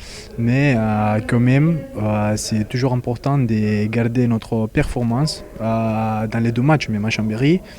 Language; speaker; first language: French; non-native, fluent; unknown